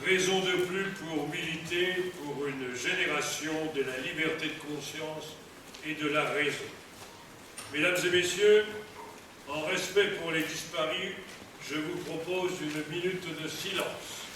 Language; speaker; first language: French; native; French